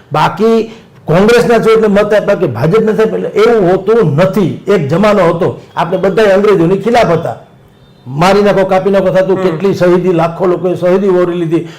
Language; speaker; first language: Gujarati; native; Gujarati